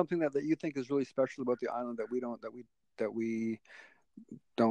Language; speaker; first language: English; native; English